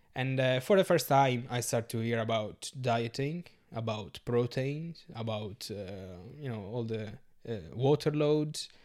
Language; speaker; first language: English; non-native, learner; Italian